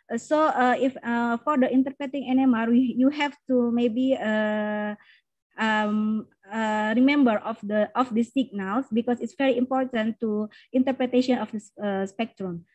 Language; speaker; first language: English; non-native, learner; Indonesian